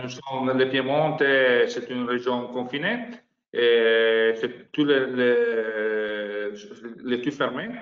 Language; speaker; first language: French; non-native, learner; Italian